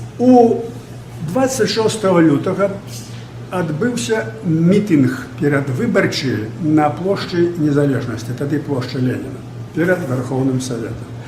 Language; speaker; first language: Belarusian; native; Belarusian